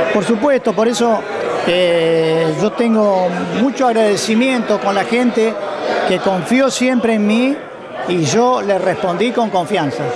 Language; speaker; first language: Spanish; native; Spanish